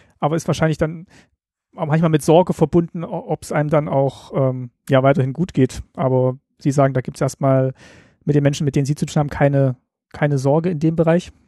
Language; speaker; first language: German; native; German